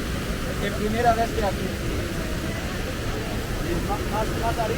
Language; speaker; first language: Spanish; non-native, learner; German